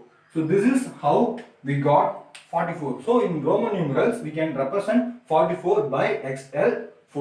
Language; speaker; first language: English; non-native, local second language; Tamil